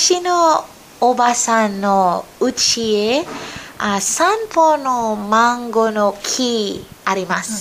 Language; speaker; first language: Japanese; non-native, learner; Filipino